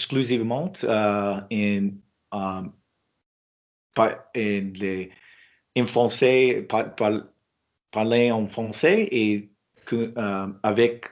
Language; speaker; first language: French; non-native, learner; English